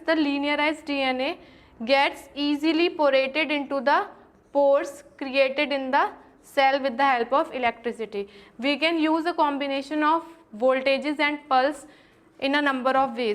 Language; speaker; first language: English; non-native, local second language; Hindi